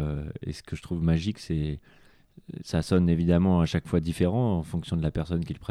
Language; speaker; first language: French; native; French